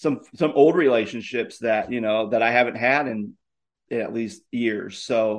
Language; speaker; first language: English; native; English